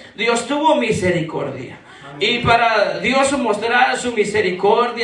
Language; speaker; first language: Spanish; native; Spanish